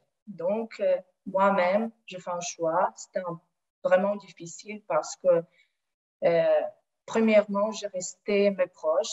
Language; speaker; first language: French; non-native, fluent; Ukrainian